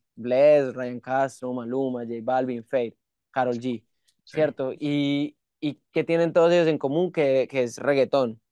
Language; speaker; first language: Spanish; native; Spanish